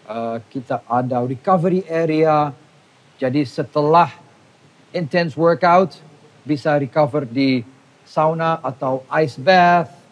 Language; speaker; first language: Indonesian; non-native, fluent; English